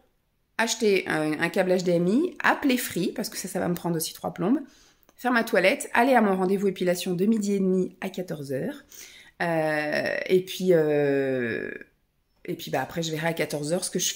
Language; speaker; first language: French; native; French